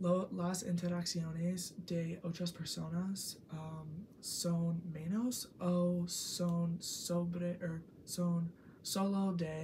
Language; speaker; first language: Spanish; non-native, learner; English